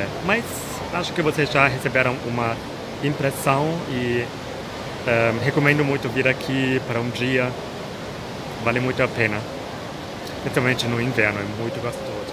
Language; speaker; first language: Portuguese; non-native, fluent; German